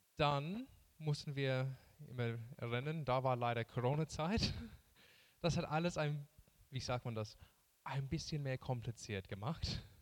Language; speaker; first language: German; non-native, fluent; English